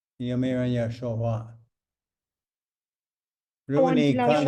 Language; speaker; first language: Chinese; non-native, fluent; English